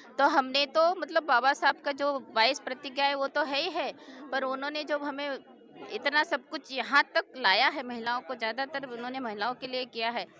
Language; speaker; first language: Hindi; non-native, local second language; Marathi